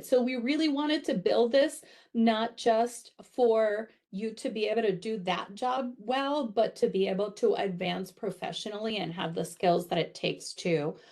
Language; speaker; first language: English; native; English